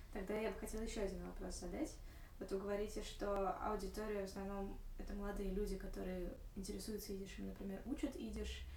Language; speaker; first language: Russian; native; Russian